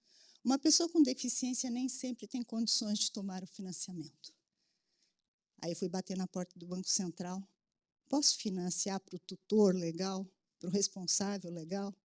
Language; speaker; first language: Portuguese; native; Portuguese